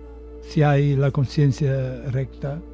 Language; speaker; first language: Spanish; non-native, fluent; Italian